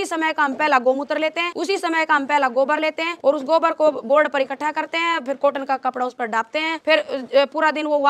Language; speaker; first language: Hindi; native; Hindi